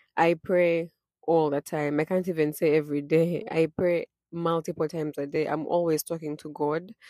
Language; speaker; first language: English; non-native, local second language; Ganda